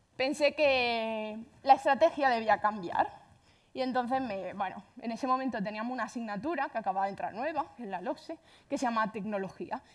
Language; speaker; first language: Spanish; native; Spanish